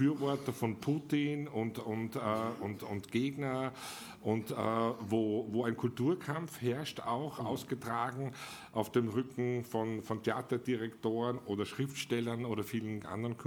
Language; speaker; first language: German; native; German